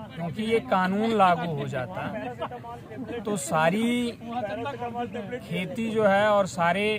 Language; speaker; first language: Hindi; native; Hindi